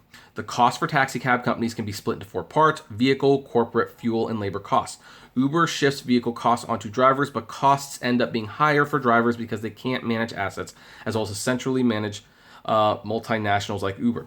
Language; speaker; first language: English; native; English